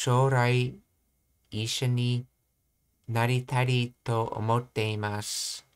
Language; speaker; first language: Japanese; non-native, learner; English